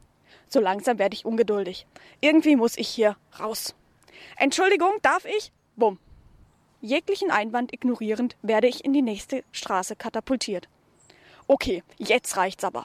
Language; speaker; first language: German; native; German